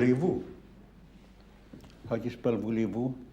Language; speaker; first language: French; non-native, fluent; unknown